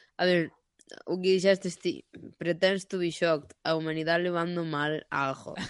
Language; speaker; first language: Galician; non-native, local second language; Spanish